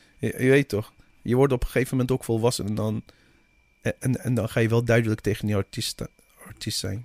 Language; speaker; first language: Dutch; early bilingual, other home language; Persian